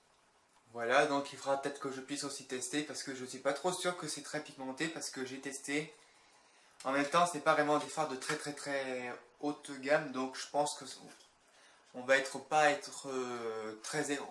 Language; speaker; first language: French; native; French